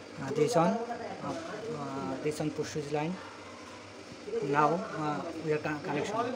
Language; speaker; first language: English; non-native, learner; Bangla